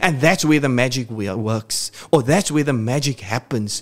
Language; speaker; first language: English; non-native, local second language; Afrikaans